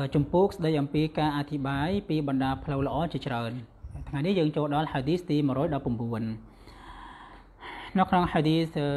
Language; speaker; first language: Khmer; non-native, local second language; Western Cham